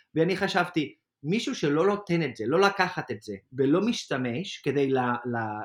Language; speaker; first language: Hebrew; non-native, fluent; Spanish